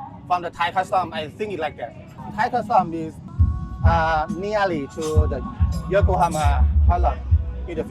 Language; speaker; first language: English; non-native, learner; Thai